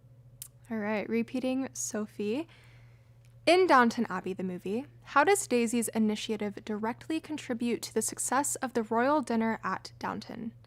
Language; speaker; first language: English; native; English